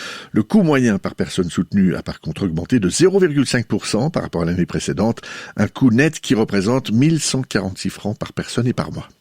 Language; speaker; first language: French; native; French